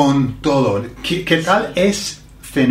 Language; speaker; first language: Spanish; non-native, fluent; English